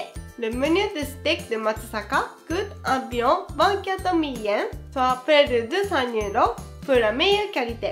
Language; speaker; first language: French; non-native, fluent; Japanese